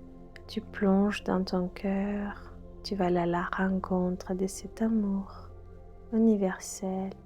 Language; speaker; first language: French; non-native, fluent; Spanish